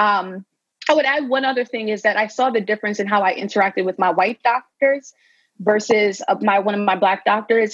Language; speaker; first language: English; native; English